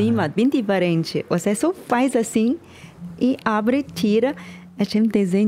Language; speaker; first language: Portuguese; non-native, learner; Chinese